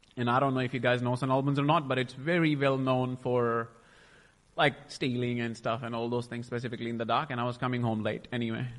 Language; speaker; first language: English; non-native, local second language; Punjabi